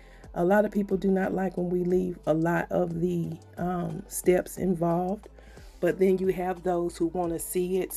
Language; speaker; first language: English; native; English